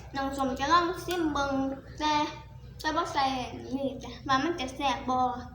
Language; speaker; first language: Thai; native; Thai